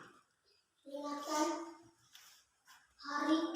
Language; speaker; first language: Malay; non-native, local second language; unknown